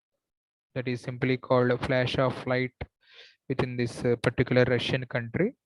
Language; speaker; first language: English; non-native, local second language; Telugu